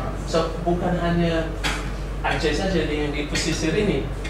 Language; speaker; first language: Indonesian; non-native, fluent; English